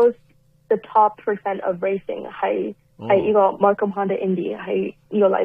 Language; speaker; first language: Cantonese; early bilingual, heritage; Cantonese